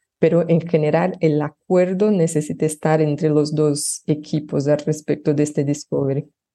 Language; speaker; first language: Spanish; non-native, fluent; Portuguese